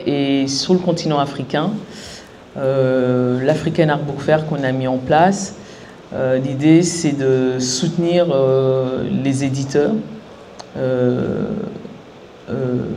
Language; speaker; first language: French; native; French